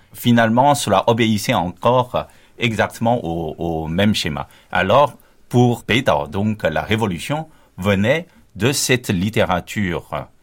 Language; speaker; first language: French; non-native, fluent; Chinese